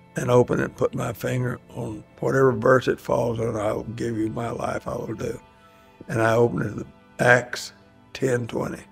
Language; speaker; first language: English; native; English